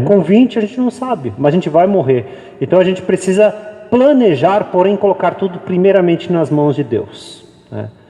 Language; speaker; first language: Portuguese; native; Portuguese